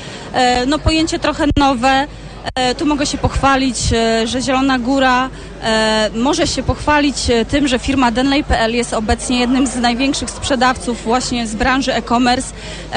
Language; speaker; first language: Polish; native; Polish